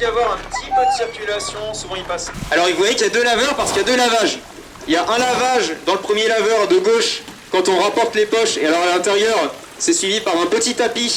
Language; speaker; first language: French; native; French